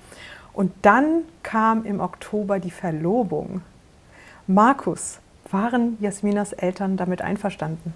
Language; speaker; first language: German; native; German